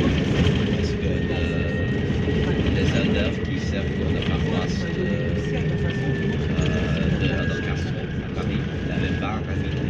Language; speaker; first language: French; early bilingual, heritage; English